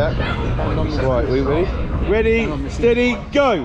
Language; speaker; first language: English; native; English